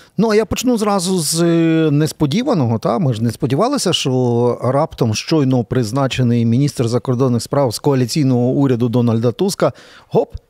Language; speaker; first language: Ukrainian; native; Ukrainian